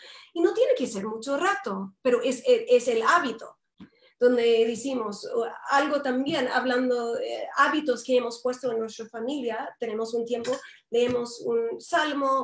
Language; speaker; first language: Spanish; non-native, fluent; English